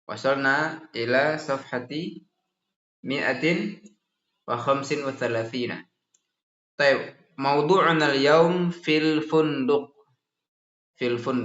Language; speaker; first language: Arabic; non-native, fluent; Indonesian